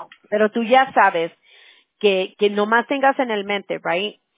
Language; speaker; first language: Spanish; early bilingual, heritage; Spanish